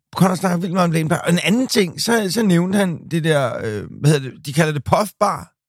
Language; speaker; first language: Danish; native; Danish